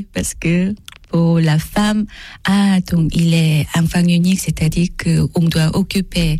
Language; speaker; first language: French; non-native, learner; Korean